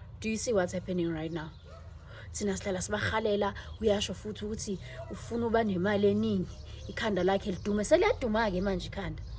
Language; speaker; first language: Zulu; native; Zulu